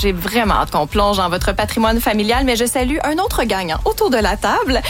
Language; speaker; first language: French; native; French